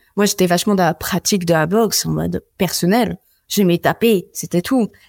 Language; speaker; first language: French; native; French